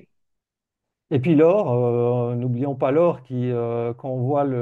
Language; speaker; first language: French; native; French